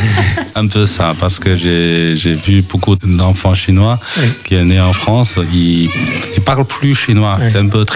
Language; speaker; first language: French; non-native, learner; Chinese